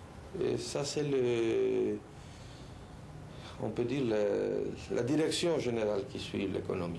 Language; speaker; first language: French; non-native, fluent; Spanish